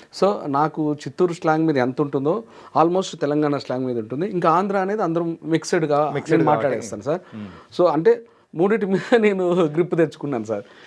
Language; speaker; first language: Telugu; native; Telugu